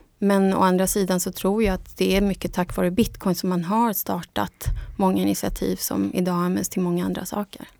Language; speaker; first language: Swedish; non-native, fluent; Spanish